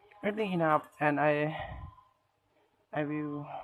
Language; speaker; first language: English; non-native, learner; Thai